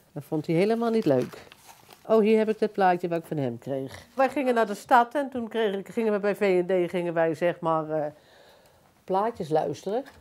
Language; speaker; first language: Dutch; native; Dutch